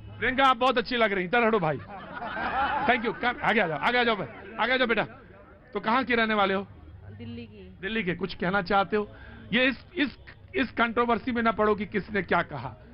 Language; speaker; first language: Hindi; native; Hindi